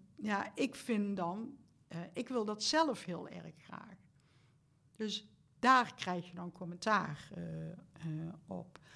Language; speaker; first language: Dutch; native; Dutch